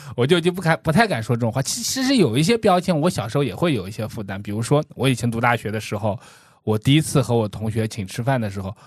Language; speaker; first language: Chinese; non-native, local second language; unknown